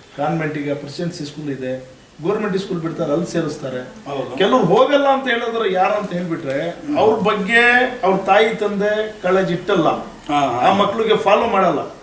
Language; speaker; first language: Kannada; non-native, local second language; Urdu